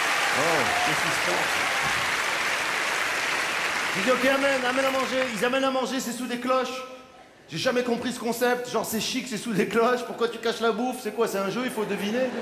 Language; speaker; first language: French; native; French